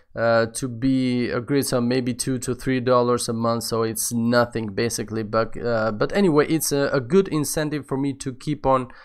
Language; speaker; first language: English; non-native, fluent; Albanian